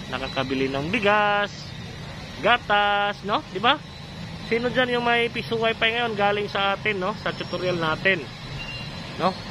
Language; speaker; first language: Filipino; non-native, local second language; Cebuano